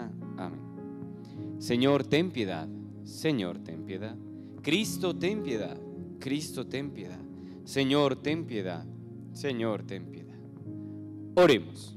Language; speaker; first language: Spanish; native; Spanish